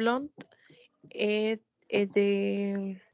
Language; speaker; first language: French; non-native, learner; Spanish